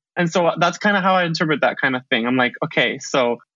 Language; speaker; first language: English; early bilingual, other home language; Spanish